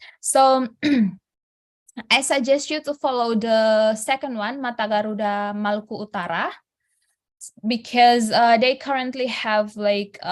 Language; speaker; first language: English; non-native, fluent; Indonesian